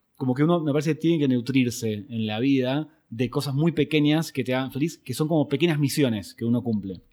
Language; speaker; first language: Spanish; native; Spanish